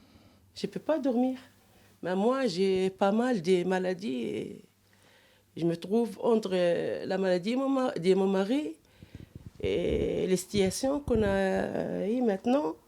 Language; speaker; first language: French; non-native, local second language; Arabic